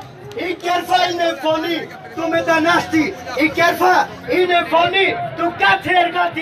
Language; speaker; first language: Greek; non-native, fluent; Urdu